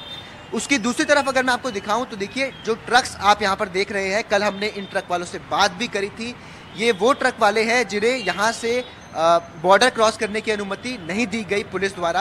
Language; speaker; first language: Hindi; native; Hindi